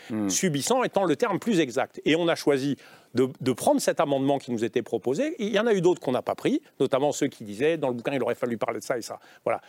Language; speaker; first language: French; native; French